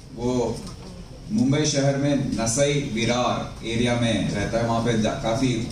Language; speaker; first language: Hindi; non-native, local second language; Telugu